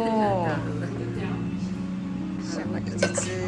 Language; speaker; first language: Chinese; non-native, fluent; Japanese